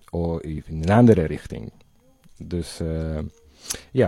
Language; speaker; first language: Dutch; non-native, learner; Italian